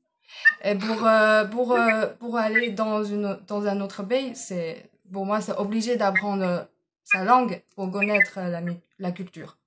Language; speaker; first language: French; non-native, fluent; Chinese